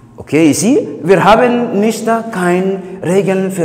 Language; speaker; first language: German; non-native, fluent; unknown